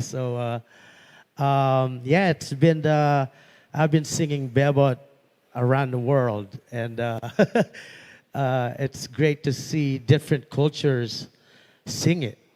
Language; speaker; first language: English; non-native, local second language; Pampanga